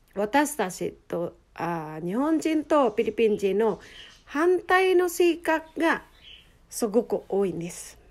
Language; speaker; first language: Japanese; non-native, fluent; Filipino